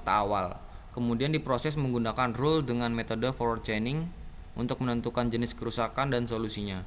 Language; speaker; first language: Indonesian; native; Indonesian